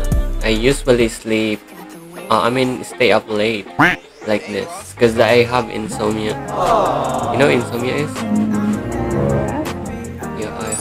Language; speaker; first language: English; non-native, local second language; Filipino